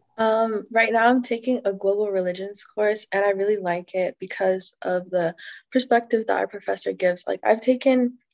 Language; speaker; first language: English; native; English